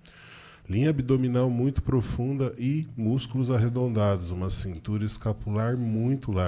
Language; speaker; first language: Portuguese; native; Portuguese